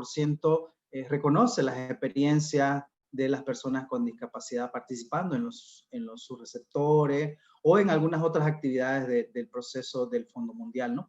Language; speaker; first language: Spanish; native; Spanish